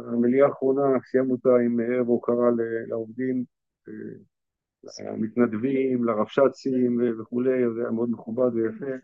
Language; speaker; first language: Hebrew; native; Hebrew